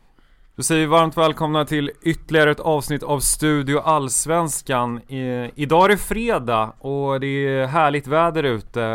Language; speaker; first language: Swedish; native; Swedish